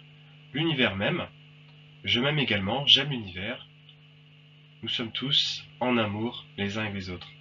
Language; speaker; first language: French; native; French